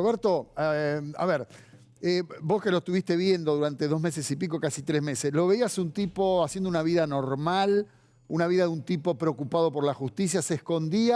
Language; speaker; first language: Spanish; native; Spanish